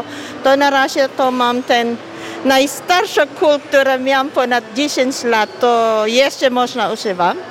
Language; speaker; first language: Polish; non-native, learner; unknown